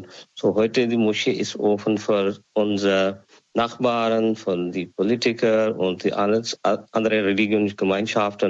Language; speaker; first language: German; non-native, learner; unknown